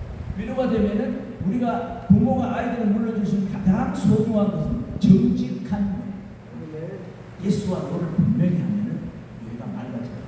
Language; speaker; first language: Korean; native; Korean